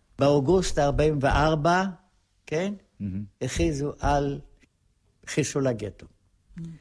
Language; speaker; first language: Hebrew; non-native, fluent; Polish